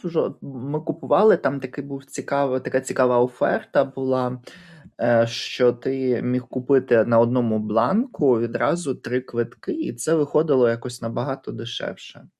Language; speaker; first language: Ukrainian; native; Ukrainian